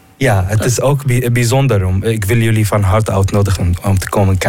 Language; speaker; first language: Dutch; non-native, fluent; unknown